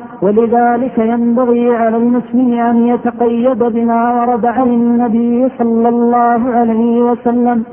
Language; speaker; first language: Arabic; native; Arabic